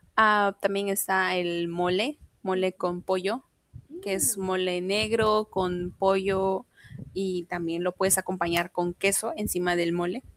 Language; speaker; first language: Spanish; non-native, local second language; Zapotec